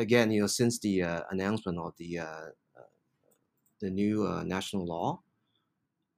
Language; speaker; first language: English; non-native, local second language; Cantonese